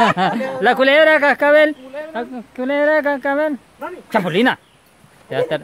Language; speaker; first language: Spanish; native; Spanish